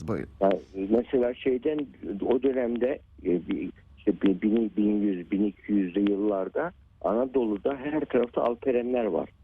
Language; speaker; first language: Turkish; native; Turkish